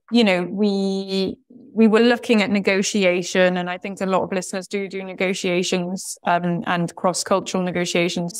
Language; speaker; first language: English; native; English